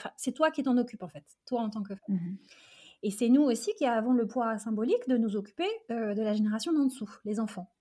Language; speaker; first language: French; early bilingual, other home language; Arabic